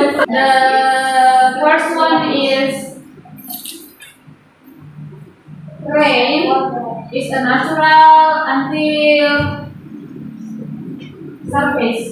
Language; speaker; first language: English; non-native, learner; Indonesian